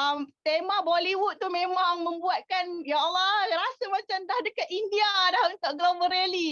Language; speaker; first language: Malay; native; Malay